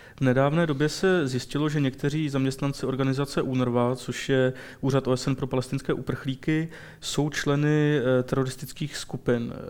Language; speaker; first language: Czech; native; Czech